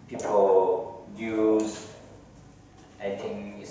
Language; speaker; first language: English; non-native, learner; Vietnamese